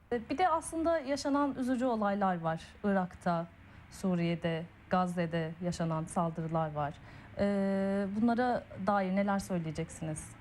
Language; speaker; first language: Turkish; native; Turkish